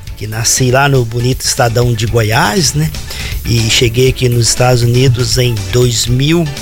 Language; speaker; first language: Portuguese; native; Portuguese